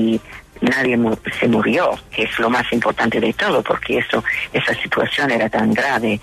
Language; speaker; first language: Spanish; non-native, fluent; English